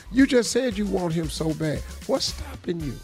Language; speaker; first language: English; native; English